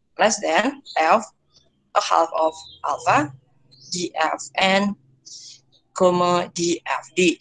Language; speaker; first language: English; non-native, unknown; Indonesian